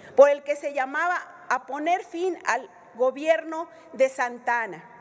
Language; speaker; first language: Spanish; native; Spanish